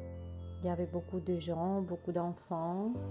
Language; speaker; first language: French; non-native, learner; Russian